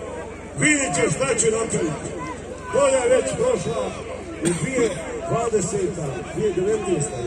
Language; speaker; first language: Bosnian; native; Bosnian